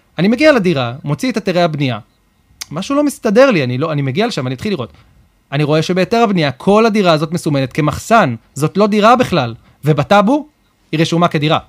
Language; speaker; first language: Hebrew; native; Hebrew